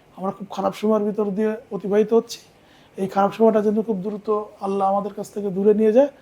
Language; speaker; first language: Bangla; native; Bangla